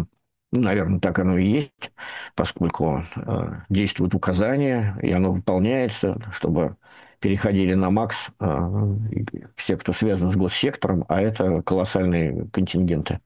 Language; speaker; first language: Russian; native; Russian